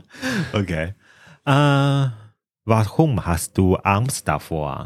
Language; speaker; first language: German; non-native, learner; Chinese